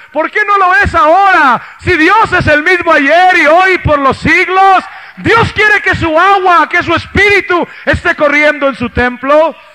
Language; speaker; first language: Spanish; early bilingual, heritage; Spanish